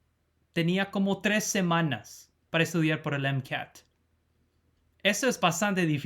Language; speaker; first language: Spanish; non-native, fluent; English